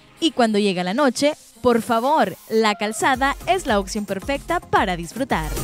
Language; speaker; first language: Spanish; native; Spanish